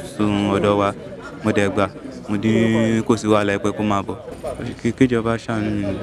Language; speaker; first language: Yoruba; non-native, local second language; Ibibio